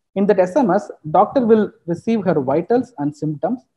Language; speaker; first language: English; non-native, local second language; Tamil